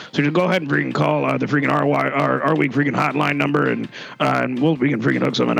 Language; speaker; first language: English; native; English